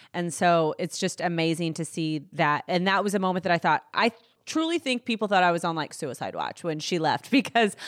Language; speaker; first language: English; native; English